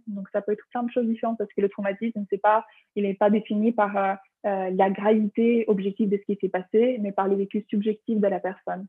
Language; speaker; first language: French; non-native, fluent; Ukrainian